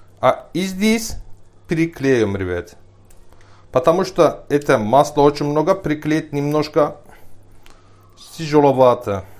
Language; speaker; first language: Russian; non-native, learner; Turkish